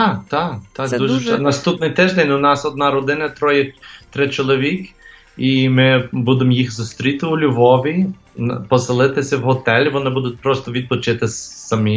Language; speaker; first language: Ukrainian; early bilingual, heritage; English